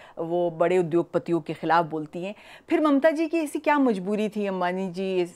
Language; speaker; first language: Hindi; native; Hindi